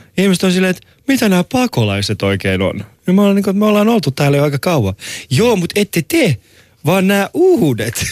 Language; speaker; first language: Finnish; early bilingual, other home language; Persian